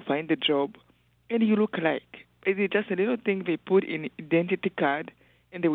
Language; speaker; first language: English; non-native, local second language; Kinyarwanda